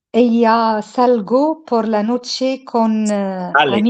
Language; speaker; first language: Spanish; non-native, learner; Arabic